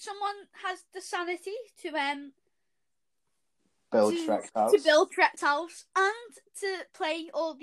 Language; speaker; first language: English; native; English